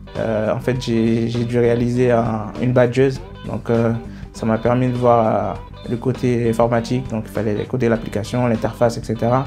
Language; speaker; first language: French; non-native, local second language; Haitian Creole